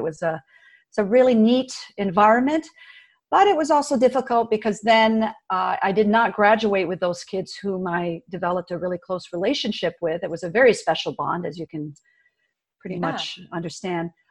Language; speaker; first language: English; early bilingual, other home language; French